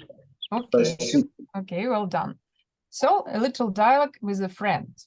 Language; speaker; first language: English; non-native, fluent; Russian